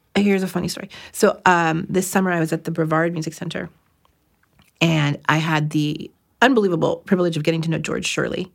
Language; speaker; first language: English; native; English